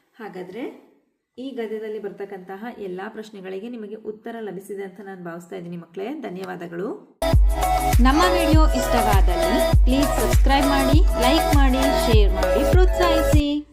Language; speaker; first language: Kannada; native; Kannada